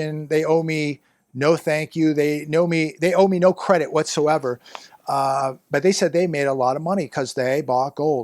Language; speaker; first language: English; native; English